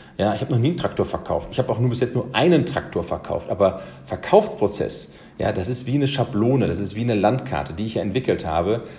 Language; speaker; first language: German; early bilingual, other home language; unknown